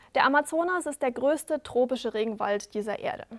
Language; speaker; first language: German; native; German